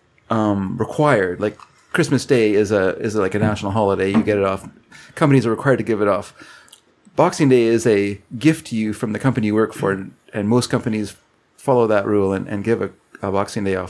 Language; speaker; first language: English; native; English